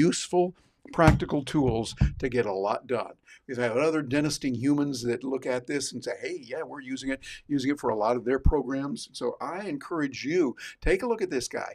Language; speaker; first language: English; native; English